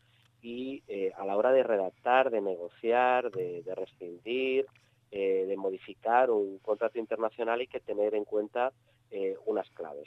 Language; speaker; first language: Spanish; native; Spanish